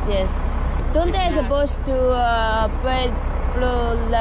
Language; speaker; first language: Spanish; non-native, learner; Chinese